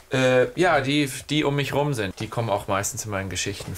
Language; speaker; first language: German; native; German